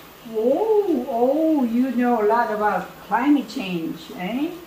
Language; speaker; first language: English; non-native, fluent; Korean